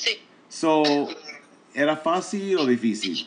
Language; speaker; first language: Spanish; early bilingual, heritage; Spanish